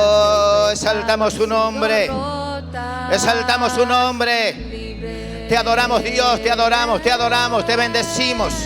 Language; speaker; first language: Spanish; native; Spanish